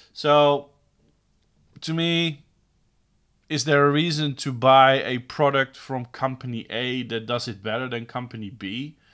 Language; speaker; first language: English; non-native, fluent; Dutch